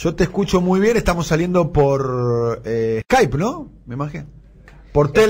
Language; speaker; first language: Spanish; native; Spanish